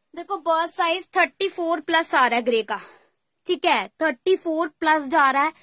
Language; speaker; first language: Hindi; native; Hindi